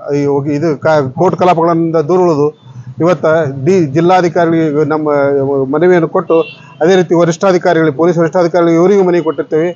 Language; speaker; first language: Kannada; native; Kannada